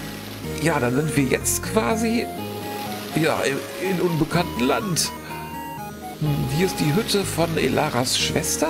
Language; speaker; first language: German; native; German